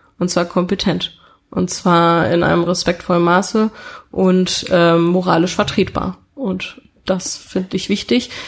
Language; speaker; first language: German; early bilingual, other home language; Italian